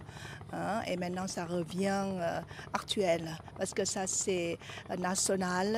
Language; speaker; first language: French; non-native, fluent; Vietnamese